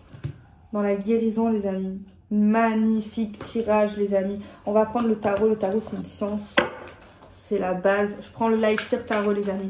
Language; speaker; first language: French; native; French